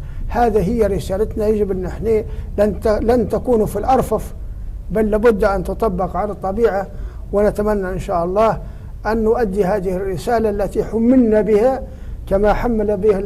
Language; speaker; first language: Arabic; native; Arabic